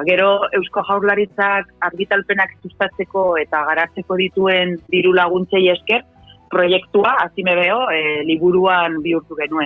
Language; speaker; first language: Basque; non-native, local second language; Spanish